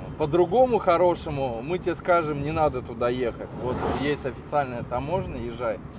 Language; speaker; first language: Russian; native; Russian